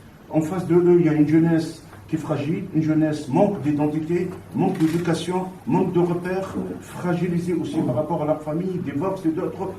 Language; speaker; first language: French; non-native, fluent; Arabic